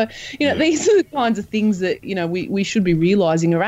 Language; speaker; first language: English; non-native, local second language; Croatian